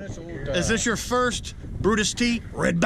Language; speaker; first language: English; native; English